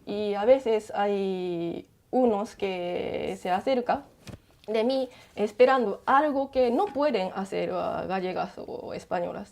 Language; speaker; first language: Spanish; non-native, learner; Japanese